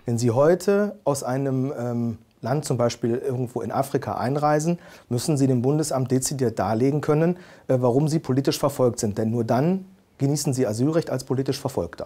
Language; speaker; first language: German; native; German